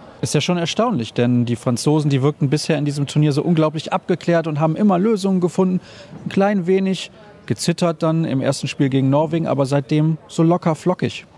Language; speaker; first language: German; native; German